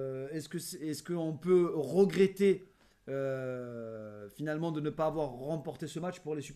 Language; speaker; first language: French; native; French